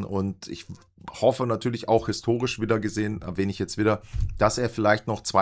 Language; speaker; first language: German; native; German